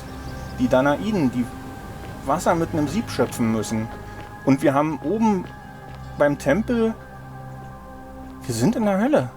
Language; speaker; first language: German; native; German